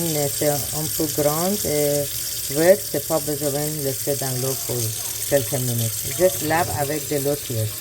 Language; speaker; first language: French; non-native, learner; Persian